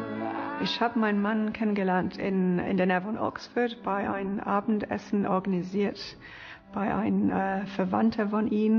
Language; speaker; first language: German; non-native, fluent; English